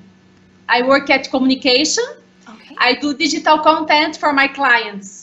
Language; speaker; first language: English; non-native, learner; Portuguese